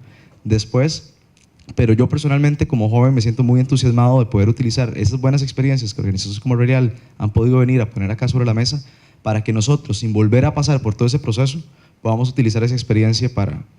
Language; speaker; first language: Spanish; native; Spanish